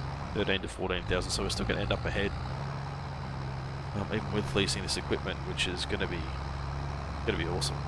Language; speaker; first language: English; native; English